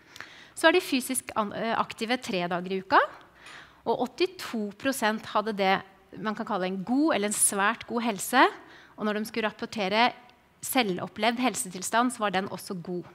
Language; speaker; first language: Norwegian; native; Norwegian